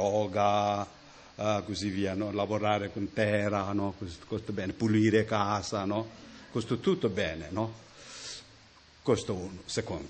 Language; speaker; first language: Italian; non-native, learner; Tibetan